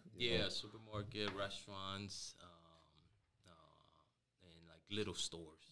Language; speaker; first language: English; early bilingual, other home language; Spanish